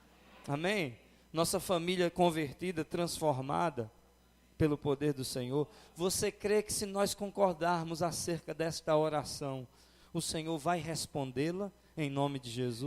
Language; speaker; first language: Portuguese; native; Portuguese